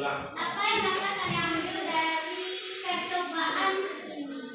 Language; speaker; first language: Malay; non-native, local second language; Minangkabau